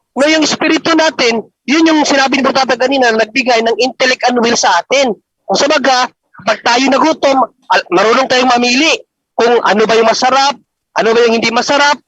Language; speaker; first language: Filipino; non-native, local second language; Cebuano